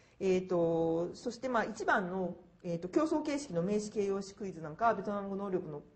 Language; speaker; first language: Japanese; native; Japanese